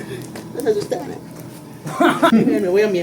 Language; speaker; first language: Spanish; native; Spanish